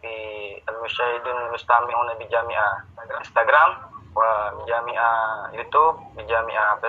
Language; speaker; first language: Arabic; non-native, learner; Indonesian